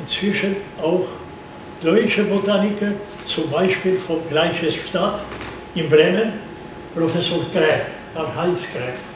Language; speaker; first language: German; non-native, learner; Georgian